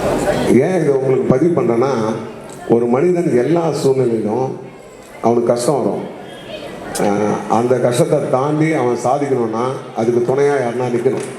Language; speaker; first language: Tamil; native; Tamil